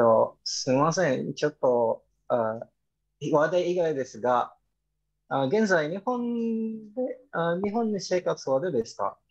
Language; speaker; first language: Japanese; non-native, fluent; Indonesian